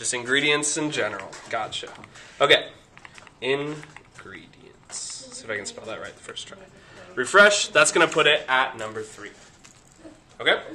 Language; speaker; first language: English; native; English